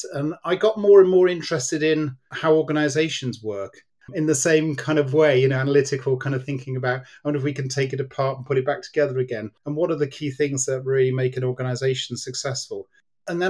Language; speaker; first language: English; native; English